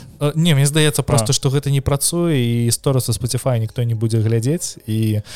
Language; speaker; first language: Belarusian; non-native, local second language; Russian